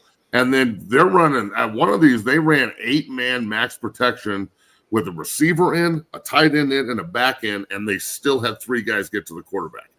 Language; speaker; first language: English; native; English